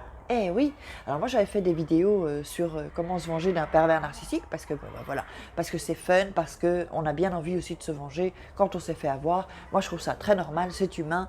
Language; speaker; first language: French; native; French